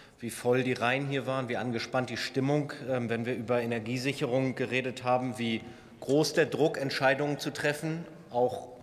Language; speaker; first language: German; native; German